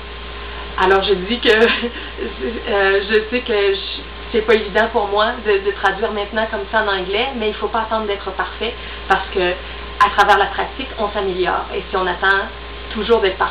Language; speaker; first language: French; native; French